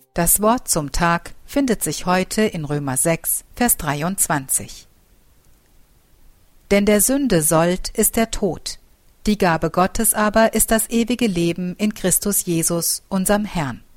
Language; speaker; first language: German; native; German